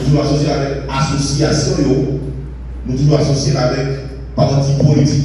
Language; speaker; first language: French; non-native, local second language; Haitian Creole